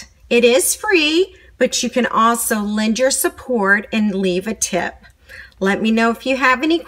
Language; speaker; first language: English; native; English